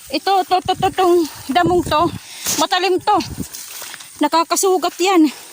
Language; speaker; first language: Filipino; non-native, local second language; Waray